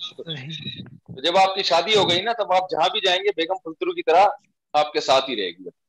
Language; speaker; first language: Urdu; native; Urdu